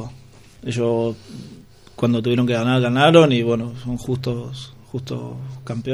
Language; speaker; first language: Spanish; native; Spanish